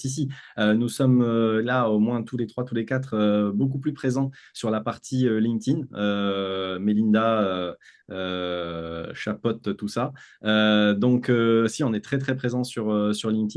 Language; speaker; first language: French; native; French